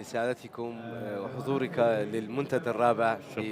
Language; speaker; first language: Arabic; non-native, local second language; Kurdish